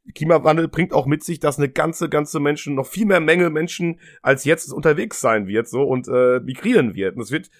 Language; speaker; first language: German; native; German